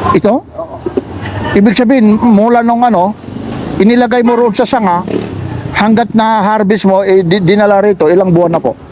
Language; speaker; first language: Filipino; non-native, local second language; Cebuano